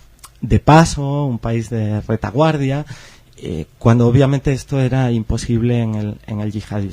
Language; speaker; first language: Spanish; native; Spanish